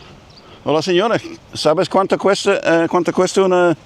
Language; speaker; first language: Spanish; non-native, learner; English